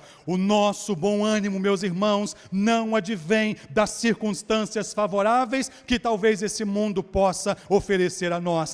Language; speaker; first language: Portuguese; native; Portuguese